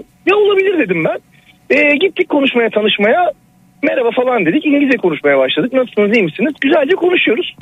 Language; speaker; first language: Turkish; native; Turkish